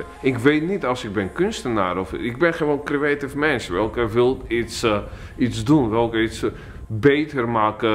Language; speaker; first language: Dutch; non-native, fluent; Georgian